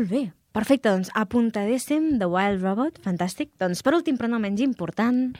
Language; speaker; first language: Catalan; native; Catalan